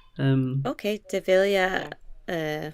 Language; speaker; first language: Danish; non-native, learner; English